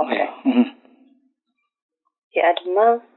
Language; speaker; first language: Arabic; non-native, learner; Tigrinya